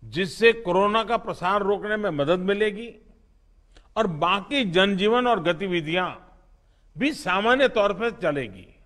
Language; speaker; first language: Hindi; non-native, local second language; Gujarati